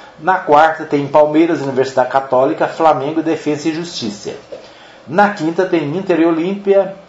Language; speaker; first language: Portuguese; native; Portuguese